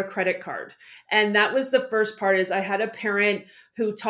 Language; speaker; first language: English; native; English